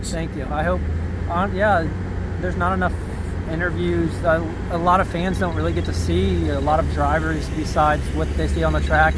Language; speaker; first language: English; native; English